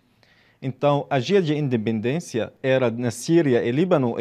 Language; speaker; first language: Portuguese; non-native, fluent; Arabic